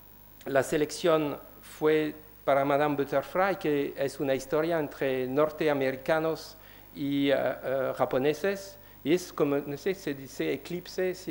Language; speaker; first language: Spanish; non-native, learner; French